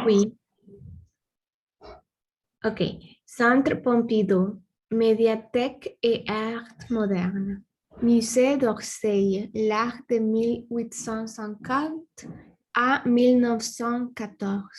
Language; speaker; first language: French; non-native, learner; Spanish